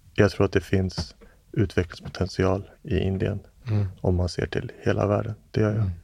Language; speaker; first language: Swedish; early bilingual, other home language; English